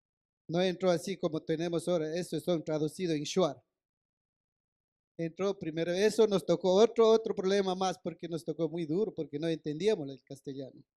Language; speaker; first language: Spanish; non-native, local second language; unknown